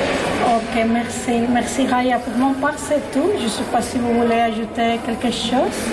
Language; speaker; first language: French; non-native, fluent; Spanish